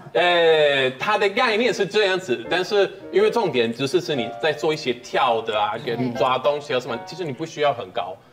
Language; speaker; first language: Chinese; non-native, fluent; Swedish